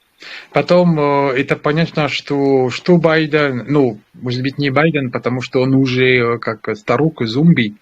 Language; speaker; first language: Russian; non-native, learner; French